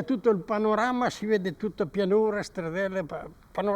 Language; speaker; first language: Italian; native; Italian